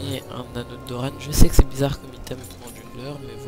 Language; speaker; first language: French; native; French